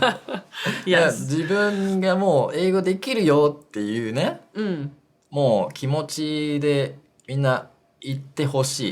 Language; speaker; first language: Japanese; native; Japanese